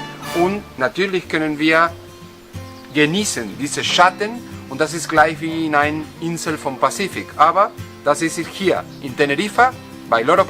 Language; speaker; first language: German; non-native, fluent; Spanish